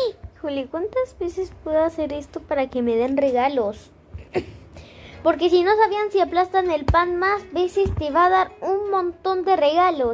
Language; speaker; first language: Spanish; native; Spanish